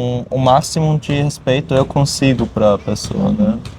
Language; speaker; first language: Portuguese; non-native, fluent; German